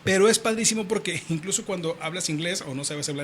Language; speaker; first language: Spanish; native; Spanish